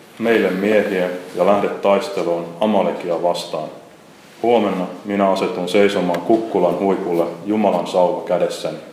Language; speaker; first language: Finnish; native; Finnish